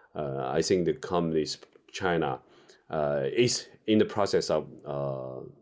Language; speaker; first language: English; non-native, fluent; Chinese